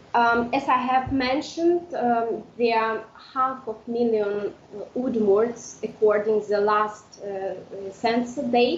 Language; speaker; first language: English; non-native, fluent; Udmurt